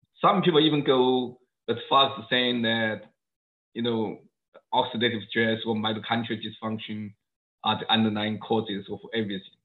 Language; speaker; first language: English; non-native, fluent; Chinese